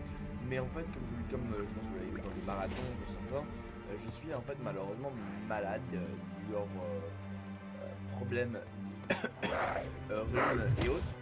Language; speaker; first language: French; native; French